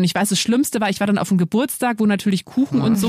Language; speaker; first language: German; native; German